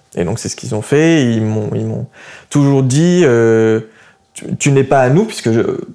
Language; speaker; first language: French; early bilingual, other home language; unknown